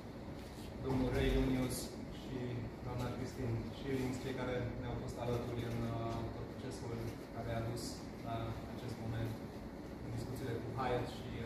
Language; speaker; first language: Romanian; native; Romanian